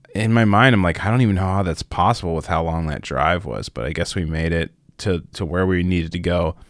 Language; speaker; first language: English; native; English